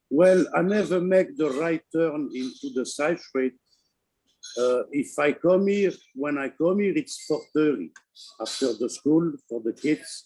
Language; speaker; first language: English; non-native, learner; Italian